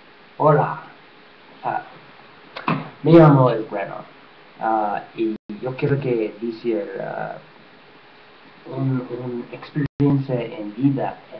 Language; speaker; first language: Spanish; non-native, learner; English